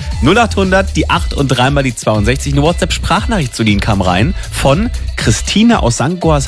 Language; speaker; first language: German; native; German